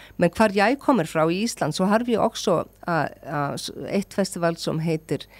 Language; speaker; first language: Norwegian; non-native, fluent; Icelandic